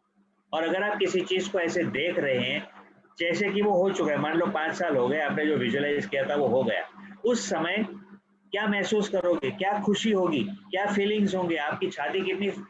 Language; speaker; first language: Hindi; native; Hindi